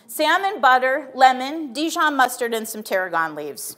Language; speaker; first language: English; native; English